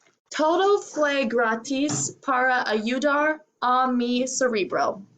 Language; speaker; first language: Spanish; non-native, learner; English